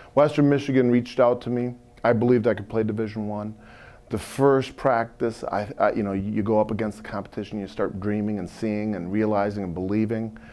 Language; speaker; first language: English; native; English